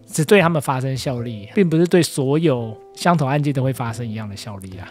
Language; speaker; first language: Chinese; native; Chinese